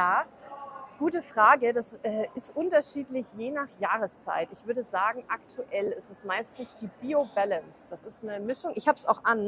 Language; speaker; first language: German; native; German